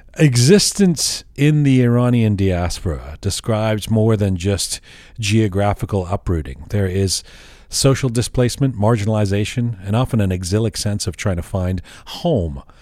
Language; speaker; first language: English; early bilingual, other home language; Persian